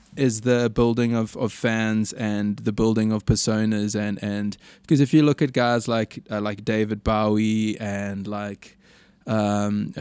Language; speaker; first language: English; native; English